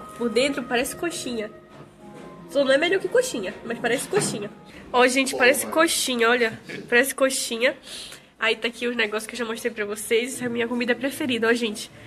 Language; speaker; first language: Portuguese; native; Portuguese